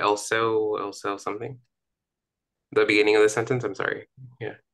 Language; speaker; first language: English; early bilingual, other home language; Spanish